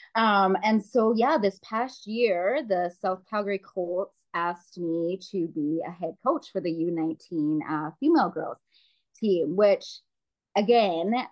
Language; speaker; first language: English; native; English